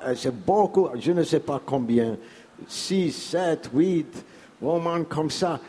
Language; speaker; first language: French; non-native, learner; English